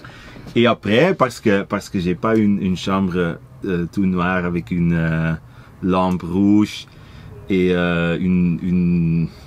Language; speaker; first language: French; non-native, local second language; Dutch